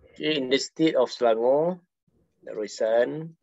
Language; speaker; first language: English; non-native, local second language; Malay